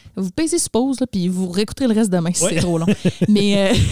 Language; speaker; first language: French; native; French